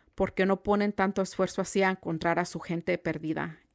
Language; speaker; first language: Spanish; early bilingual, other home language; English